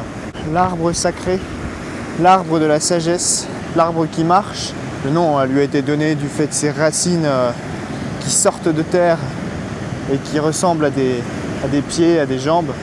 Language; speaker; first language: French; native; French